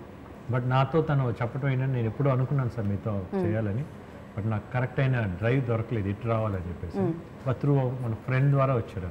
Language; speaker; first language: Telugu; native; Telugu